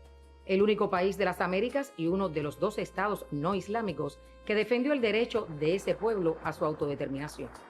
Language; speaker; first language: Spanish; native; Spanish